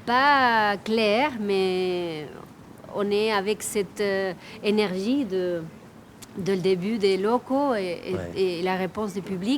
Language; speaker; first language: French; non-native, fluent; Spanish